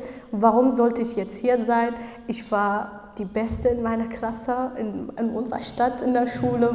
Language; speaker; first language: German; non-native, fluent; Kurdish